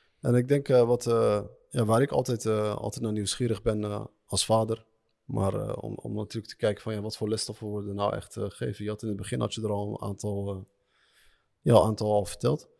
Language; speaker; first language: Dutch; early bilingual, other home language; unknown